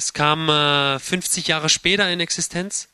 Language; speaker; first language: German; native; German